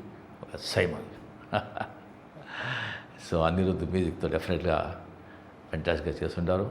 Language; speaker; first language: Telugu; non-native, fluent; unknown